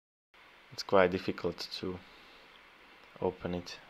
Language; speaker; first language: English; non-native, fluent; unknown